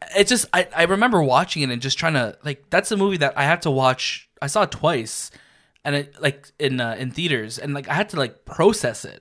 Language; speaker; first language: English; native; English